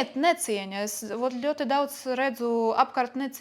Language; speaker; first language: Latvian; non-native, local second language; Russian